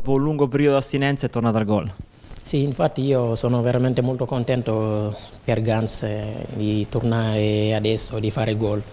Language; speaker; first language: Italian; non-native, fluent; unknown